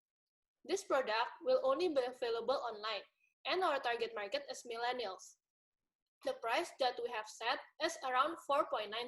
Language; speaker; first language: English; non-native, learner; Indonesian